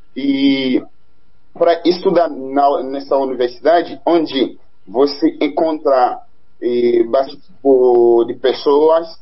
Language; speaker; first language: Portuguese; non-native, fluent; Haitian Creole